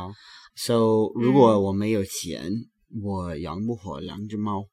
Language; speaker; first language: Chinese; non-native, learner; English